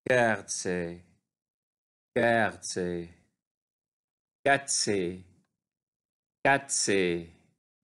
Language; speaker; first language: German; non-native, fluent; Arabic